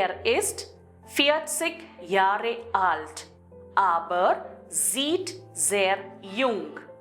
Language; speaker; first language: German; non-native, fluent; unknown